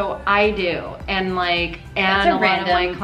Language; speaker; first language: English; native; English